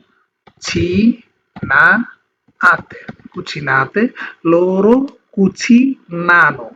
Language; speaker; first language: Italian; non-native, fluent; Bangla